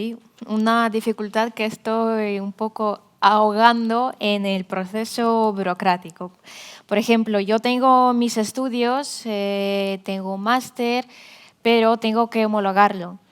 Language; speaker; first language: Spanish; non-native, fluent; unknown